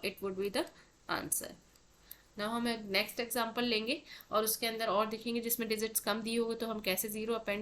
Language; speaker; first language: Hindi; native; Hindi